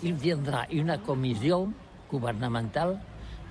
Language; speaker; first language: French; non-native, learner; Catalan